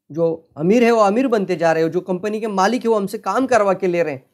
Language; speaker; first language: Hindi; non-native, local second language; Marathi